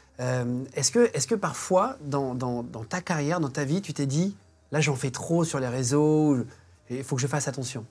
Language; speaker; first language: French; native; French